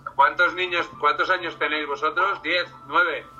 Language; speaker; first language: Spanish; native; Spanish